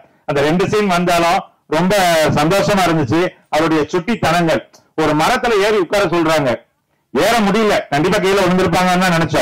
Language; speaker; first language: Tamil; native; Tamil